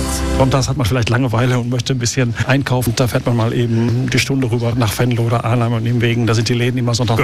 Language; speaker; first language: German; native; German